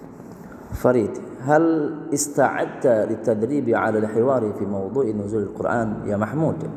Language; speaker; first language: Arabic; non-native, fluent; Indonesian